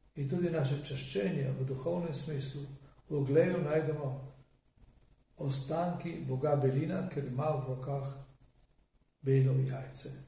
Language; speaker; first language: Slovenian; native; Slovenian